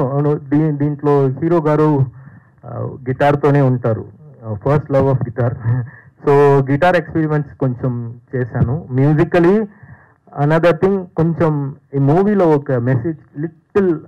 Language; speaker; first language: Telugu; non-native, fluent; Tamil